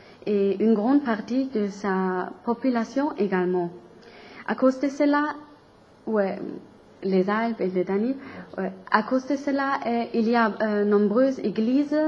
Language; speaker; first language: French; non-native, learner; German